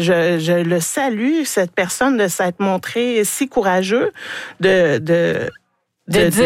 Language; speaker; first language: French; native; French